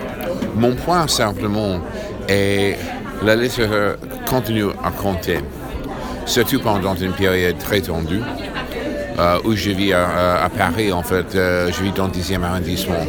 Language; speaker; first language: French; non-native, fluent; English